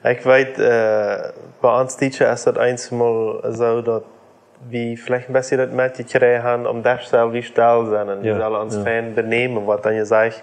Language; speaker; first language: German; non-native, learner; Plautdietsch